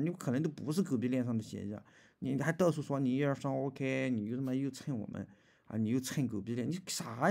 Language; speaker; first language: Chinese; native; Chinese